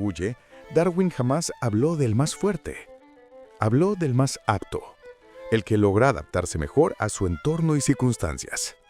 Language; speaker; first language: Spanish; native; Spanish